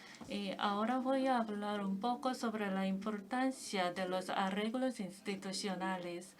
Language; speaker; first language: Spanish; non-native, fluent; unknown